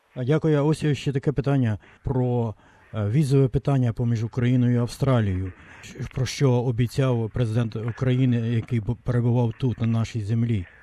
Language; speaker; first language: Ukrainian; native; Ukrainian